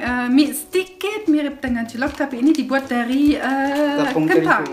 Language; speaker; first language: Indonesian; non-native, fluent; German